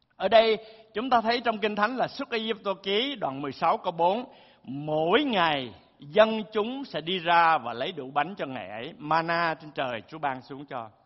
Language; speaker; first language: Vietnamese; early bilingual, heritage; Vietnamese